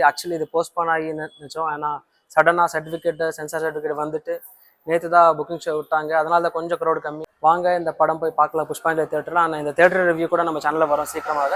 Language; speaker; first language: Tamil; non-native, local second language; Telugu